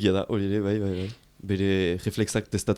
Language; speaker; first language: Basque; native; Basque